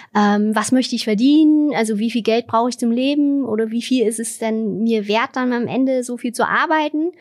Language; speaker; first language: German; non-native, fluent; Vietnamese